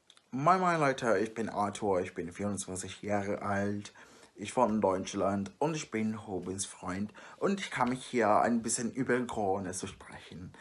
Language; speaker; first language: German; non-native, learner; Portuguese